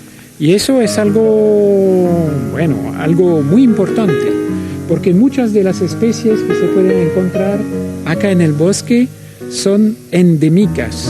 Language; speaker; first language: Spanish; non-native, fluent; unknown